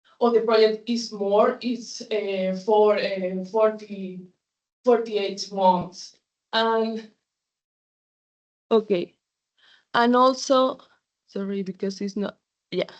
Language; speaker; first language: English; non-native, fluent; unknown